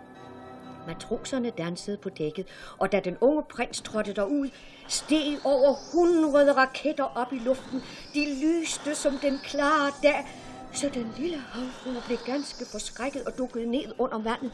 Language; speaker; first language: Danish; native; Danish